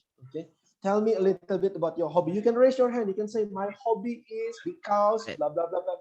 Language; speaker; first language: English; non-native, fluent; Indonesian